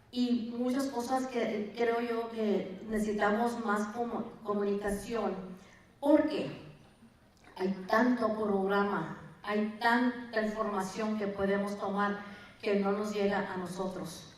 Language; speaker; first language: Spanish; early bilingual, heritage; Spanish